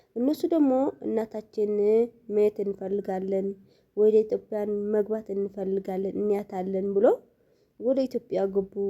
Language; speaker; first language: Amharic; non-native, local second language; Tigrinya